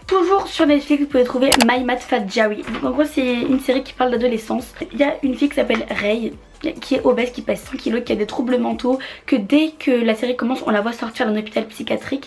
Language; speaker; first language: French; native; French